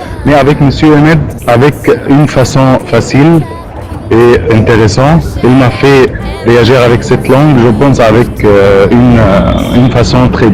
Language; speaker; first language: French; non-native, learner; Arabic